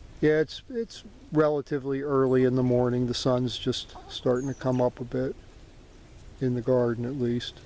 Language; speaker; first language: English; native; English